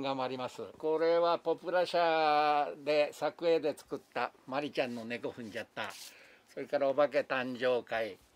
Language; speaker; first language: Japanese; native; Japanese